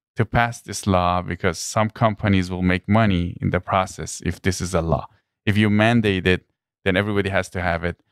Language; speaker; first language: English; non-native, fluent; Persian